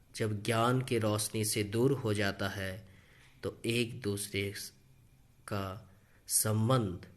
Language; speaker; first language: Hindi; non-native, local second language; Bangla